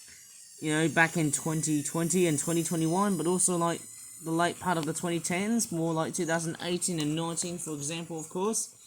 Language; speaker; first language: English; native; English